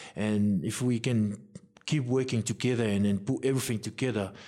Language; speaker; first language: English; non-native, fluent; Samoan